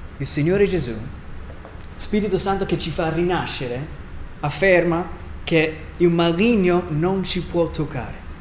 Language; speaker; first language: Italian; non-native, fluent; English